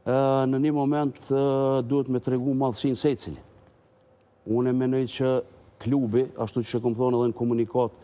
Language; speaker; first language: Albanian; native; Albanian